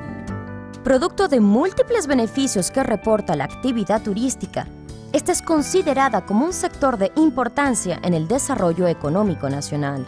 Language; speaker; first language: Spanish; native; Spanish